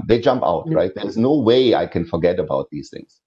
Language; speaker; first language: English; non-native, fluent; German